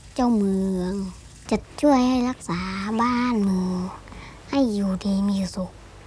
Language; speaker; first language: Thai; non-native, local second language; Shan